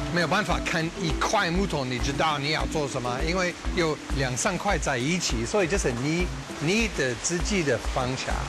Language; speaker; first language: Chinese; non-native, learner; English